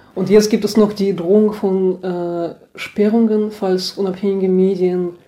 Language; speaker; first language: German; non-native, fluent; Russian